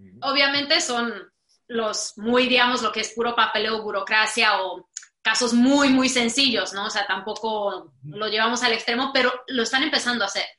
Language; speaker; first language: Spanish; non-native, fluent; Romanian